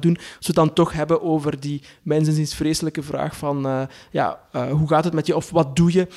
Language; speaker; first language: Dutch; native; Dutch